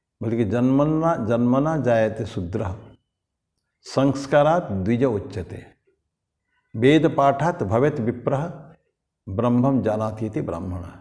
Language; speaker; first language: Hindi; non-native, local second language; Bangla